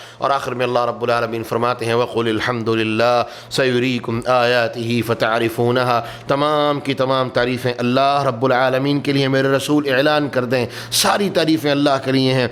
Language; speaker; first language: Urdu; native; Urdu